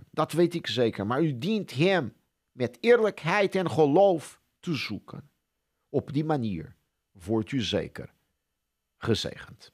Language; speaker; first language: Dutch; non-native, fluent; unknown